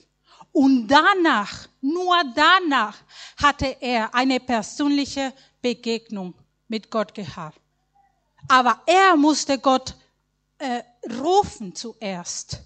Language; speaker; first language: German; non-native, learner; Spanish